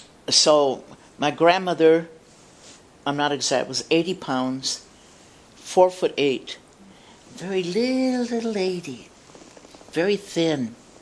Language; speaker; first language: English; early bilingual, other home language; Spanish